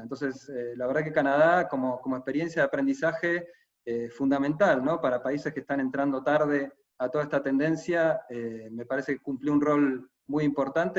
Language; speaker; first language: Spanish; native; Spanish